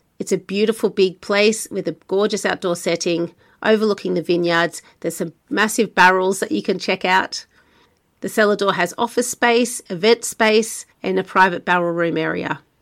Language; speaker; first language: English; native; English